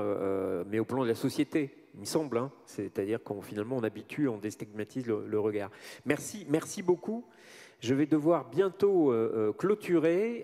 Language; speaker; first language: French; native; French